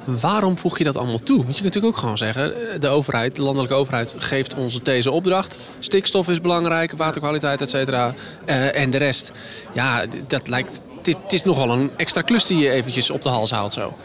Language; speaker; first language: Dutch; native; Dutch